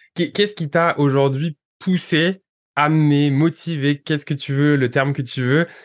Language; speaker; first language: French; native; French